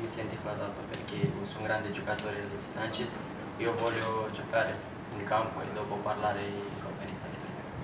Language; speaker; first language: Italian; non-native, learner; Romanian